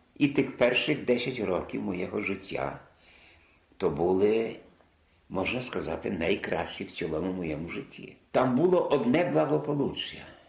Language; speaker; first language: Ukrainian; non-native, local second language; Polish